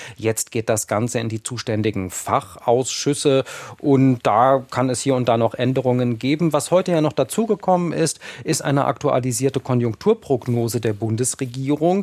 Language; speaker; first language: German; native; German